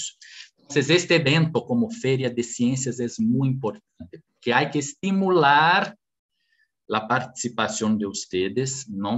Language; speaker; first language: Spanish; non-native, fluent; Portuguese